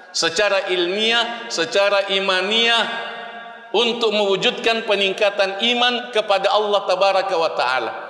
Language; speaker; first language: Malay; non-native, local second language; Buginese